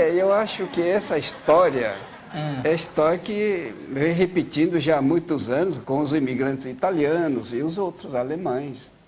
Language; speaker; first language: Portuguese; early bilingual, other home language; Japanese